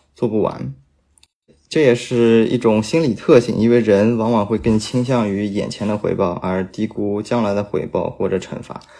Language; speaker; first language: Chinese; native; Chinese